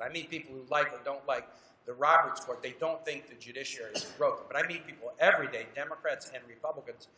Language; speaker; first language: English; native; English